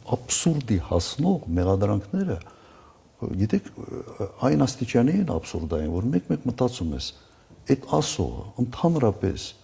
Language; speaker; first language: Armenian; native; Armenian